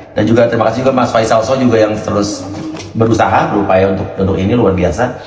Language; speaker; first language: Indonesian; native; Indonesian